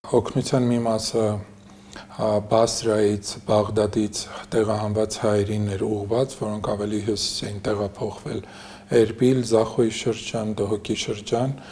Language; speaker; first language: Armenian; non-native, local second language; Kurdish